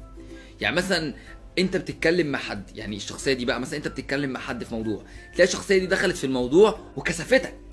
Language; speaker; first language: Arabic; native; Arabic